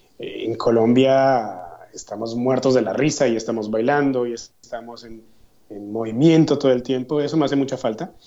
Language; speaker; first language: Spanish; native; Spanish